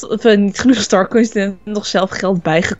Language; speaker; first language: Dutch; native; Dutch